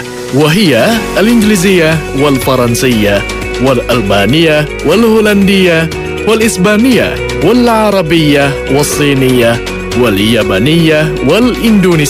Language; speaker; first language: Arabic; non-native, fluent; Indonesian